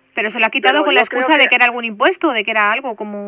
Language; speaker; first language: Spanish; native; Spanish